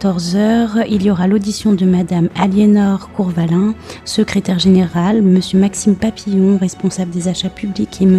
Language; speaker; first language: French; native; French